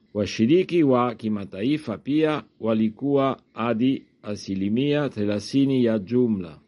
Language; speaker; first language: Swahili; non-native, learner; Italian